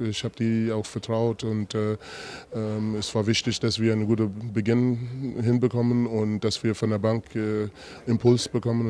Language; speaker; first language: German; non-native, fluent; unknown